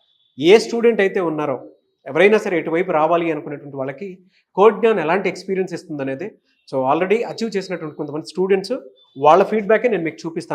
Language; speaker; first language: Telugu; native; Telugu